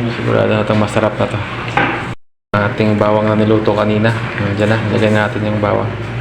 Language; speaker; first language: Filipino; native; Filipino